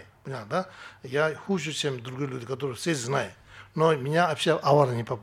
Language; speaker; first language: Russian; non-native, learner; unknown